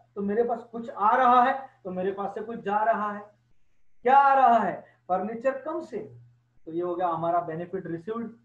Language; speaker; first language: Hindi; non-native, local second language; Gujarati